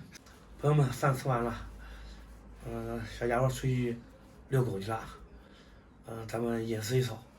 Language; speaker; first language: Chinese; native; Chinese